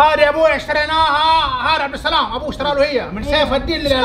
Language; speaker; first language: Arabic; native; Arabic